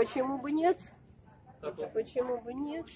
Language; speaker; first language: Russian; native; Russian